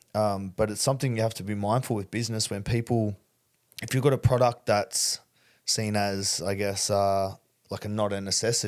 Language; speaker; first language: English; native; English